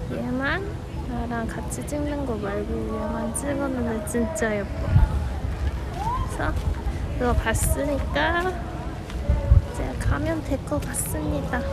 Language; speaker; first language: Korean; non-native, fluent; Chinese